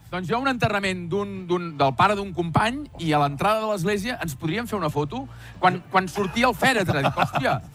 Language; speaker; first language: Catalan; native; Catalan